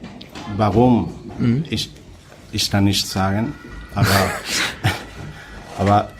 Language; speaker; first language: German; non-native, learner; Spanish